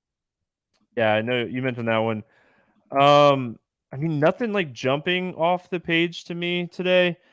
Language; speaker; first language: English; native; English